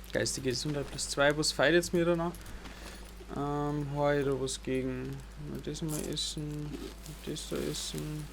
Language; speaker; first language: German; native; German